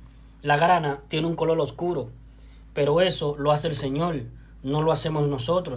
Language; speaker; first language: Spanish; native; Spanish